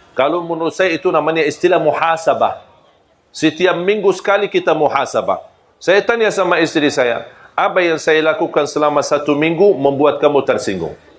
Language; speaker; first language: Malay; non-native, fluent; Arabic